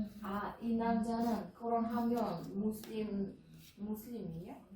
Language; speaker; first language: Korean; non-native, learner; Uzbek